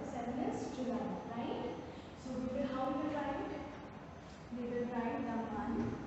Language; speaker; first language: English; non-native, local second language; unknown